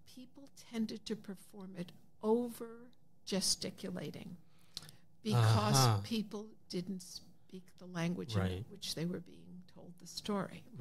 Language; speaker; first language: English; native; English